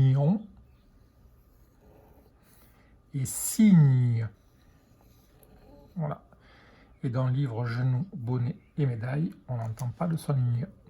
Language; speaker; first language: French; native; French